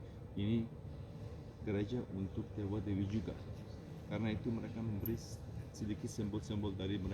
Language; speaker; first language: Indonesian; non-native, learner; Turkish